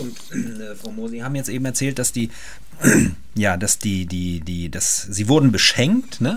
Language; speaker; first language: German; native; German